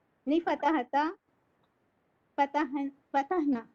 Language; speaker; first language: Arabic; non-native, learner; Urdu